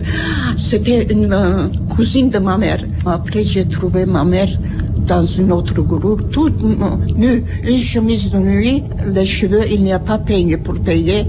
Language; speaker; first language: French; non-native, learner; Armenian